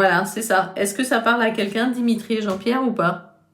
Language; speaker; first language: French; native; French